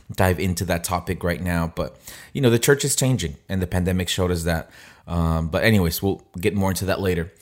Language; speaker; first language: English; non-native, fluent; Spanish